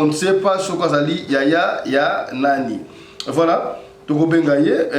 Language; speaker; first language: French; non-native, local second language; Lingala